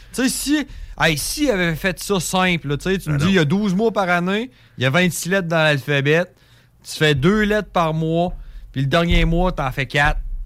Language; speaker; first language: French; native; French